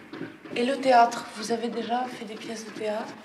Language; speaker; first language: French; native; French